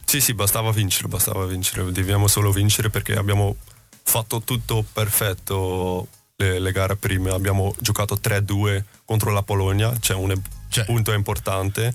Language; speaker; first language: Italian; non-native, learner; Dutch